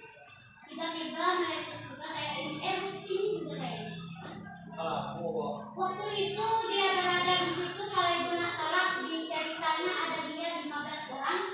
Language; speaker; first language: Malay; non-native, local second language; Minangkabau